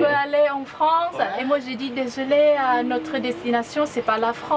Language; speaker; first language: French; non-native, learner; Thai